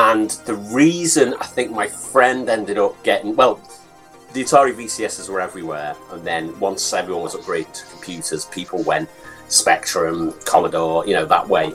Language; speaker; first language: English; native; English